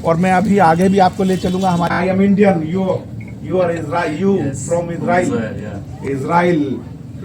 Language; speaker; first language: Hindi; native; Hindi